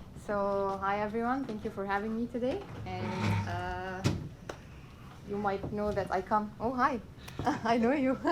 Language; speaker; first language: English; non-native, local second language; Arabic